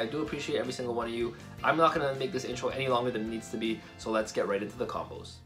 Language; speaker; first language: English; native; English